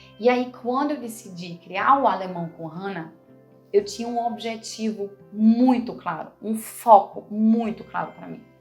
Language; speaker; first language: Portuguese; non-native, fluent; German